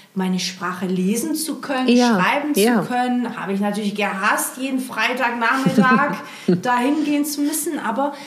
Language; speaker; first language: German; early bilingual, other home language; Portuguese